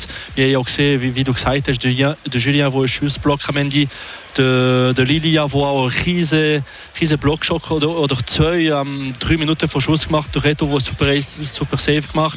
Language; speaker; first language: German; non-native, local second language; French